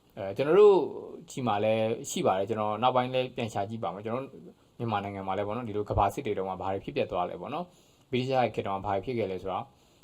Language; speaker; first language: Burmese; native; Burmese